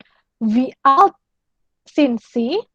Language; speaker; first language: German; non-native, learner; Indonesian